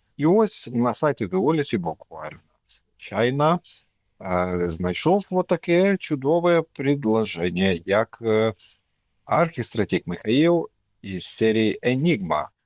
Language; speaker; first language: Ukrainian; non-native, local second language; Russian